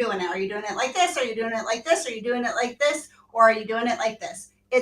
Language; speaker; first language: English; native; English